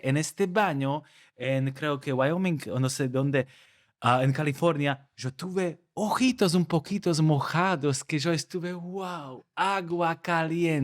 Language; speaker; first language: Spanish; non-native, fluent; Slovak